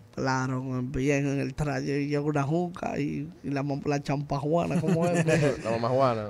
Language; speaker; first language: Spanish; native; Spanish